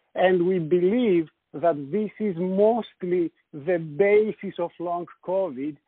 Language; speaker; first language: English; non-native, fluent; Greek